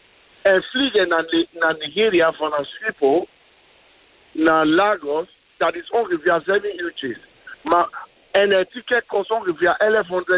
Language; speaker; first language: Dutch; non-native, learner; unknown